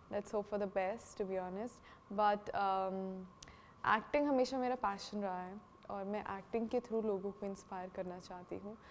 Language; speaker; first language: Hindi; non-native, local second language; Punjabi